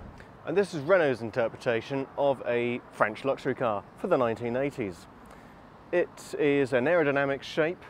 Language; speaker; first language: English; native; English